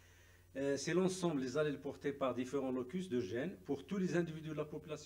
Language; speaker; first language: French; non-native, local second language; Arabic